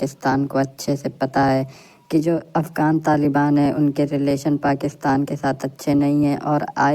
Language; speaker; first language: Hindi; native; Hindi